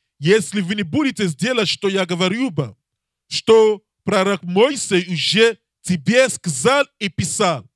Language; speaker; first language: Russian; non-native, learner; English